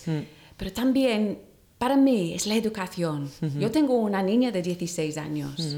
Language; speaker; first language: Spanish; non-native, learner; English